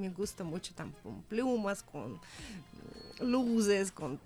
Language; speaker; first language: Spanish; non-native, learner; Russian